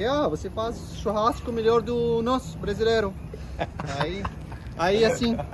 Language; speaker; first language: Portuguese; non-native, learner; Arabic